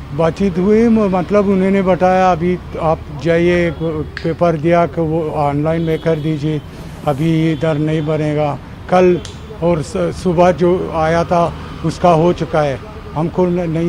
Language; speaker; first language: Hindi; non-native, learner; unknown